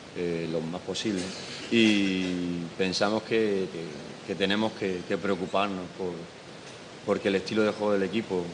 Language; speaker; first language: Spanish; native; Spanish